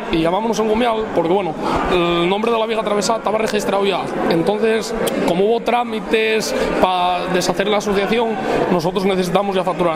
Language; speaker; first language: Spanish; native; Spanish